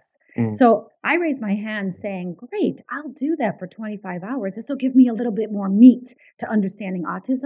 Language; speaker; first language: English; early bilingual, other home language; Ukrainian